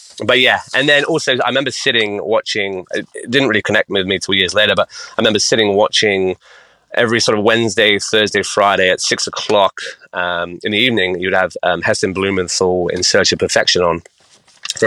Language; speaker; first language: English; native; English